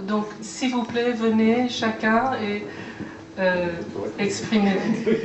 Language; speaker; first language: French; non-native, fluent; Persian